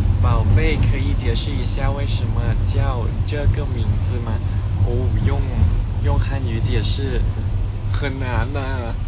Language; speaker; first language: Chinese; non-native, learner; Thai